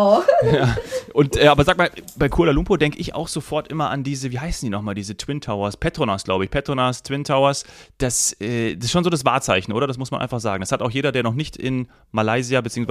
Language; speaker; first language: German; native; German